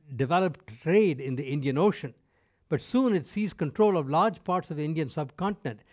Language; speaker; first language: English; non-native, local second language; Tamil